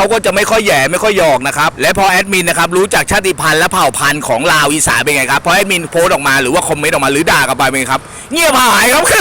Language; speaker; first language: Thai; native; Thai